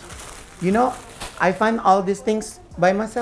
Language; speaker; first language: English; non-native, learner; Indonesian